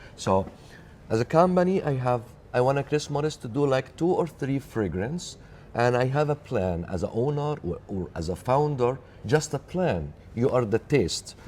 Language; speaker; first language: English; non-native, learner; Arabic